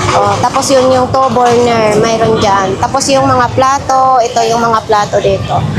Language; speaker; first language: Filipino; non-native, local second language; Cebuano